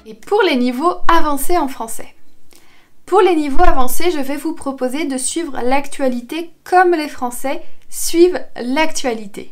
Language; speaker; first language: French; native; French